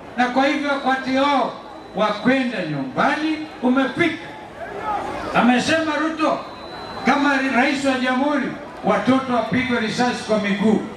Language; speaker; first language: Swahili; non-native, local second language; Kamba